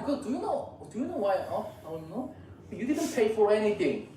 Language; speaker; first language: English; non-native, learner; Korean